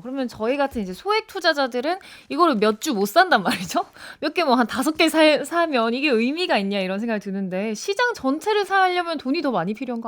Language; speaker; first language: Korean; native; Korean